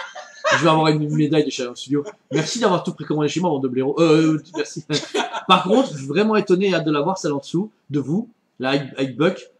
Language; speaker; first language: French; native; French